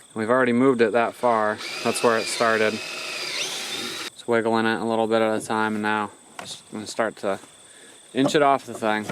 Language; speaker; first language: English; native; English